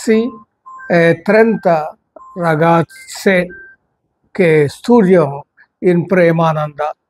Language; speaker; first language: Italian; non-native, fluent; Telugu